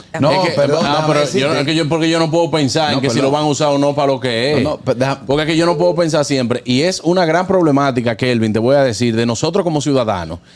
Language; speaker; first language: Spanish; native; Spanish